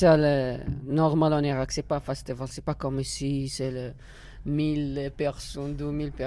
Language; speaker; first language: French; non-native, learner; Arabic